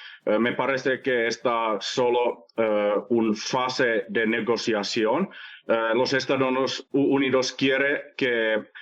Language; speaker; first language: Spanish; non-native, fluent; Finnish